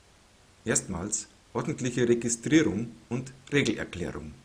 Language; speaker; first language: German; native; German